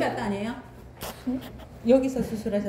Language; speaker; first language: Korean; native; Korean